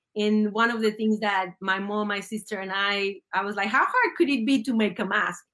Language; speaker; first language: English; early bilingual, other home language; Spanish